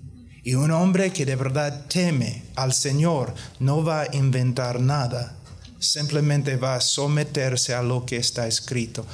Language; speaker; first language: Spanish; non-native, fluent; English